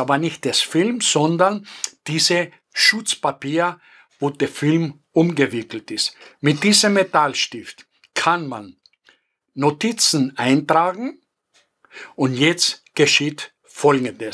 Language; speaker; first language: German; non-native, fluent; Greek